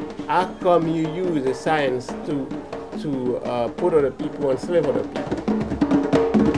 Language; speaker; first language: English; non-native, fluent; Haitian Creole